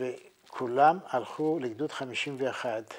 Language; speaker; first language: Hebrew; non-native, fluent; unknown